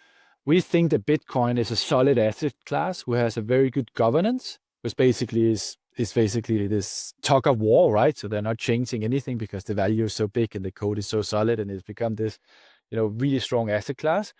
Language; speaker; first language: English; non-native, fluent; Danish